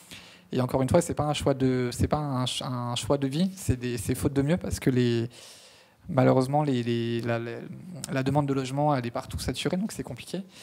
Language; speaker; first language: French; native; French